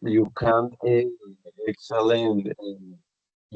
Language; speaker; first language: English; non-native, learner; Spanish